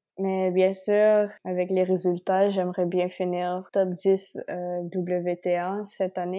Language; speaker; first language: French; non-native, local second language; Spanish